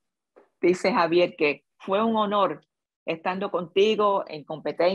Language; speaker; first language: Spanish; early bilingual, other home language; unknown